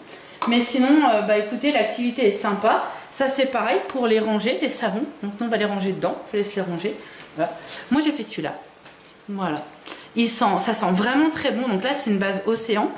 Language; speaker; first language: French; native; French